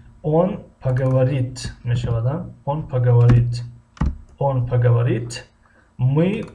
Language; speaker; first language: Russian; non-native, local second language; Tajik